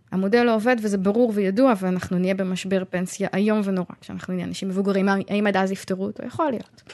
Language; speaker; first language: Hebrew; native; Hebrew